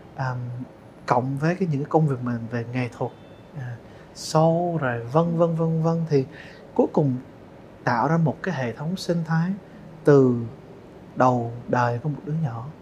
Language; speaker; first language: Vietnamese; early bilingual, heritage; Vietnamese